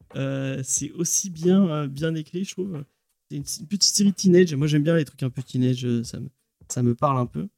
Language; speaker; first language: French; native; French